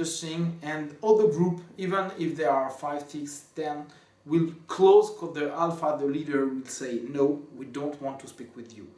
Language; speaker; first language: English; non-native, fluent; French